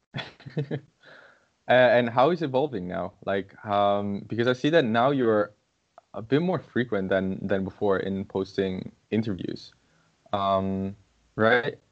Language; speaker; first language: English; non-native, fluent; Portuguese